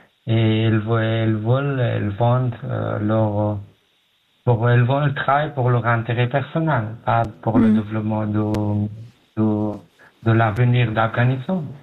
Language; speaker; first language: French; non-native, learner; Pashto